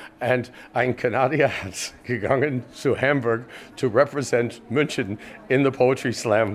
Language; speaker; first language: German; non-native, learner; English